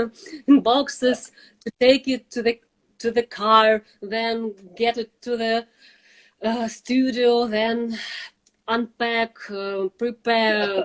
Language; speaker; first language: English; non-native, fluent; Russian